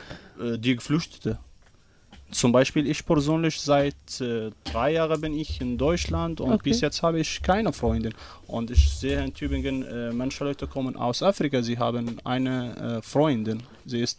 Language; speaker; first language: German; non-native, learner; Arabic